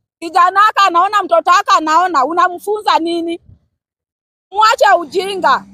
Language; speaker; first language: Swahili; non-native, local second language; Luo (Kenya and Tanzania)